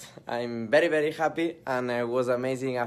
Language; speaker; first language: English; non-native, learner; Spanish